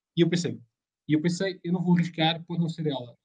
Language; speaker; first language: Portuguese; native; Portuguese